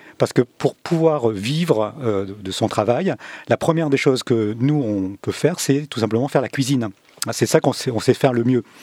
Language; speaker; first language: French; early bilingual, other home language; Vietnamese